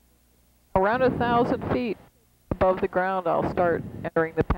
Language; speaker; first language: English; native; English